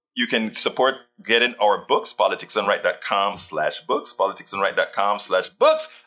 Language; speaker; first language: English; non-native, fluent; Spanish